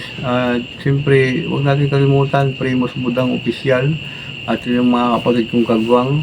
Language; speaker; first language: Filipino; non-native, local second language; Cebuano